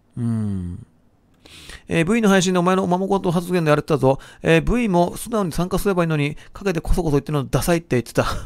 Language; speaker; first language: Japanese; native; Japanese